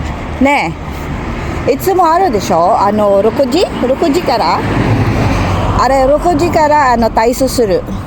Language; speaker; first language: Japanese; non-native, learner; Filipino